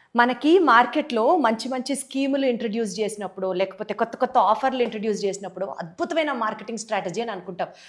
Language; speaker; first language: Telugu; native; Telugu